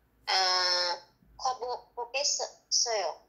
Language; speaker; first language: Korean; non-native, learner; Vietnamese